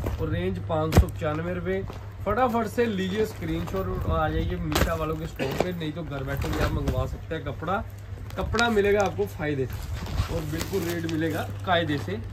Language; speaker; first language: Hindi; non-native, local second language; Punjabi